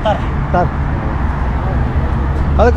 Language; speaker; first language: Arabic; non-native, learner; Malayalam